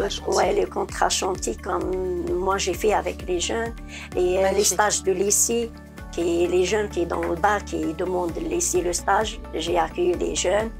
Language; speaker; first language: French; non-native, learner; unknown